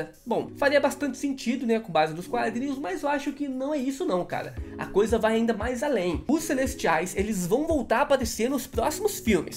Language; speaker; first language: Portuguese; native; Portuguese